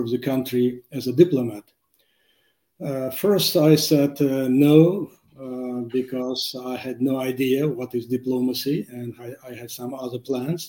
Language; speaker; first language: English; non-native, fluent; Uzbek